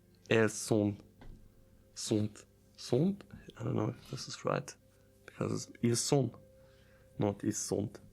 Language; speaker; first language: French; non-native, learner; German